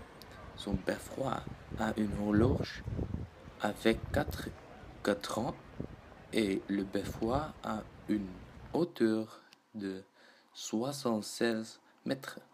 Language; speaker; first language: French; native; French